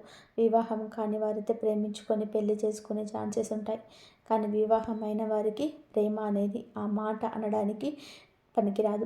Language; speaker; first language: Telugu; native; Telugu